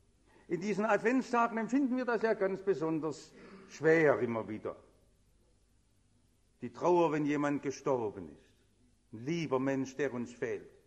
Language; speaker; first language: German; native; German